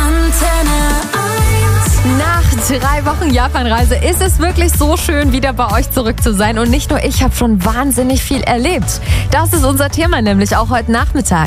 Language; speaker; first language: German; native; German